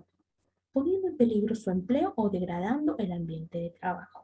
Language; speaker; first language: Spanish; native; Spanish